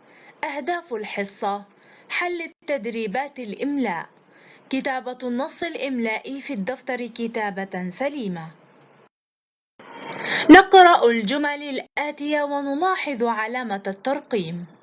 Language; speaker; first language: Arabic; native; Arabic